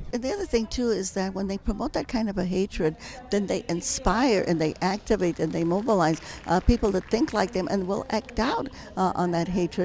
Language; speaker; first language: English; early bilingual, other home language; Spanish